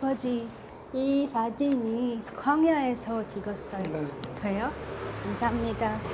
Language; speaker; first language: Korean; non-native, learner; Filipino